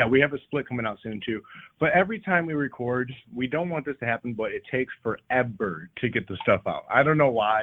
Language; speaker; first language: English; native; English